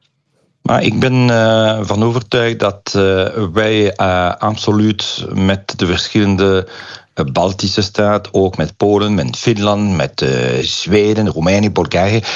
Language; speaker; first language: Dutch; non-native, local second language; French